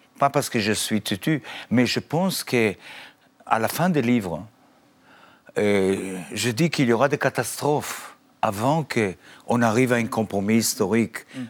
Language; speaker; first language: French; non-native, fluent; Hebrew